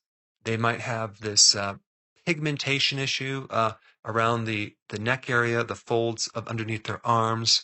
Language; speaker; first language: English; native; English